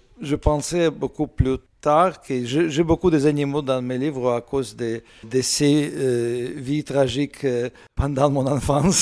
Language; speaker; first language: French; non-native, learner; Russian